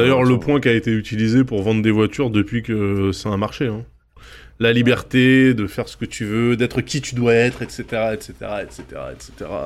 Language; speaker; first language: French; native; French